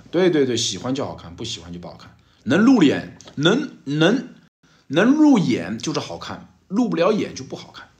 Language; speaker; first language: Chinese; native; Chinese